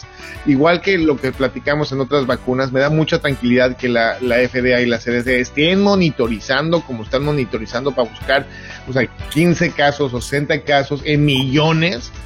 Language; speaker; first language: Spanish; native; Spanish